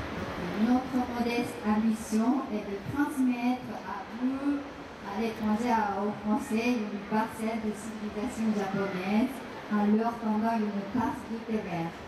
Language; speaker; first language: French; non-native, fluent; Japanese